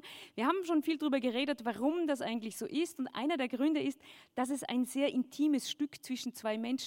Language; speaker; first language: German; native; German